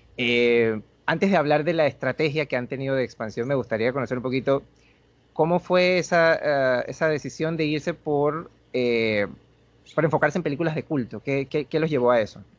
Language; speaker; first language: Spanish; native; Spanish